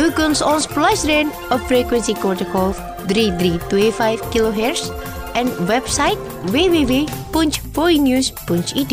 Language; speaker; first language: Dutch; non-native, fluent; Indonesian